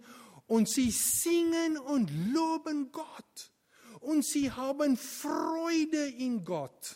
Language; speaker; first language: German; non-native, fluent; Afrikaans